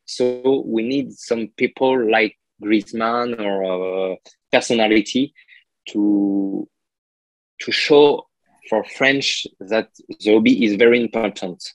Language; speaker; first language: English; non-native, learner; French